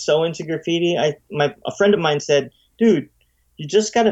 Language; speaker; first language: English; native; English